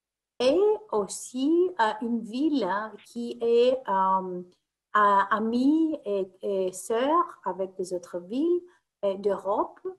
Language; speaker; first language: French; non-native, fluent; Greek